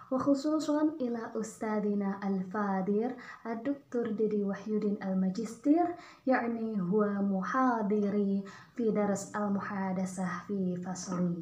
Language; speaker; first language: Arabic; non-native, learner; Indonesian